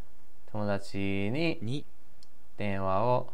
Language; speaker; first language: Japanese; non-native, learner; English